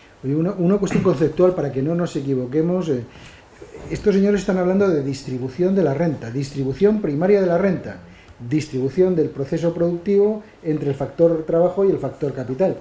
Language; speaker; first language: Spanish; native; Spanish